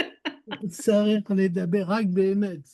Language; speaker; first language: Hebrew; non-native, learner; French